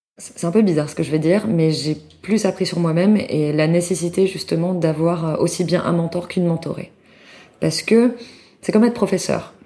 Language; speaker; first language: French; native; French